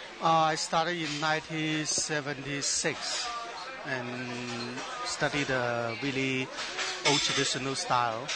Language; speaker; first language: English; non-native, learner; Chinese